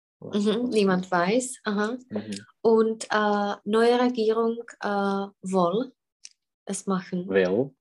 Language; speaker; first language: German; non-native, fluent; Czech